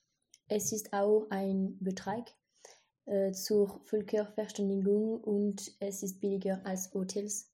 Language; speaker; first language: German; non-native, learner; French